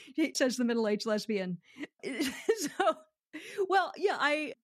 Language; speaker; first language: English; native; English